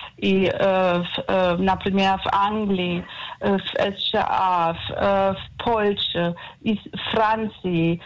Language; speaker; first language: Russian; non-native, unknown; German